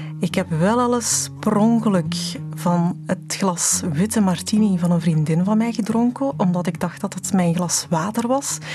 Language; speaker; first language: Dutch; early bilingual, other home language; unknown